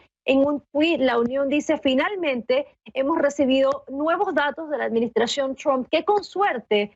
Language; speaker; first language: Spanish; native; Spanish